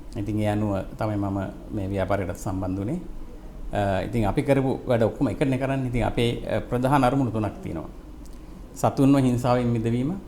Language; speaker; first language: Sinhala; native; Sinhala